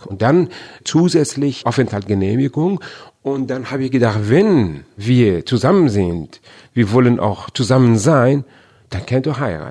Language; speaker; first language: German; non-native, fluent; Persian